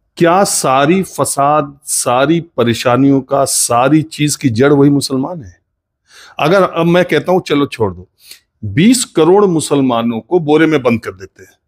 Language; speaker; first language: Hindi; native; Hindi